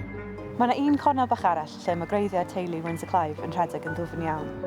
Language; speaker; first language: Welsh; native; Welsh